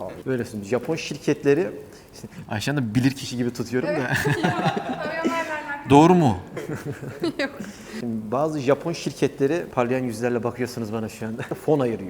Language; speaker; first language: Turkish; native; Turkish